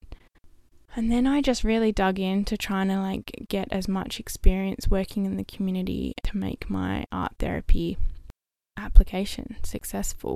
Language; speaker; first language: English; native; English